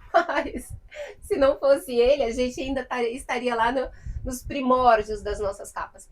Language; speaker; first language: Portuguese; native; Portuguese